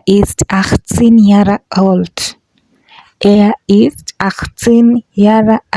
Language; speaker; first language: German; non-native, learner; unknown